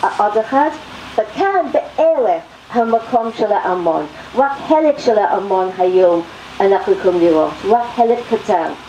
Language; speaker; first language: Hebrew; non-native, fluent; English